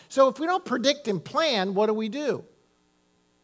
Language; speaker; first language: English; native; English